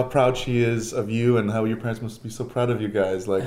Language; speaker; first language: English; native; English